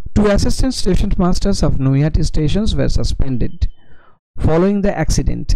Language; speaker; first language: English; non-native, local second language; Bangla